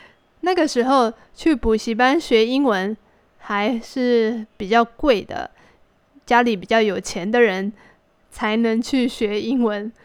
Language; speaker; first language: Chinese; native; Chinese